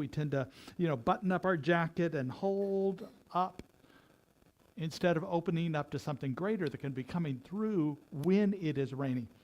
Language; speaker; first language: English; native; English